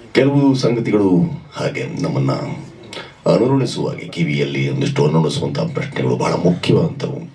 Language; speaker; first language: Kannada; native; Kannada